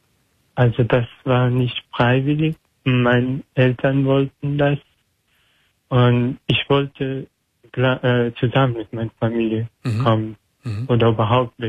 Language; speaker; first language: German; non-native, learner; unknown